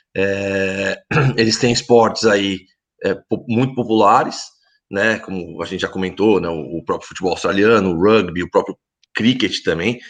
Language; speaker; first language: Portuguese; native; Portuguese